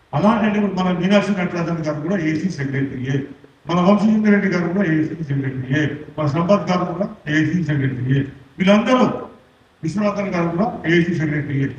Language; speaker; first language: Telugu; non-native, local second language; Urdu